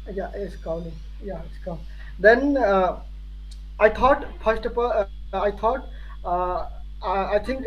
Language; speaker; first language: English; non-native, learner; Hindi